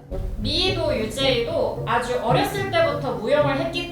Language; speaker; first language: Korean; native; Korean